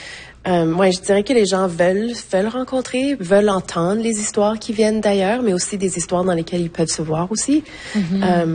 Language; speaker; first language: French; native; French